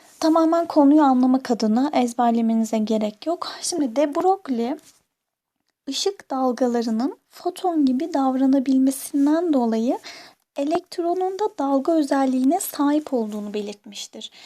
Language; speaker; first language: Turkish; native; Turkish